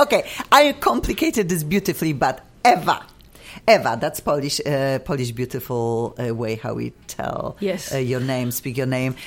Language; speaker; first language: English; non-native, fluent; Polish